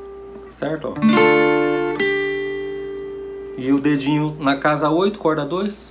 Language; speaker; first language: Portuguese; native; Portuguese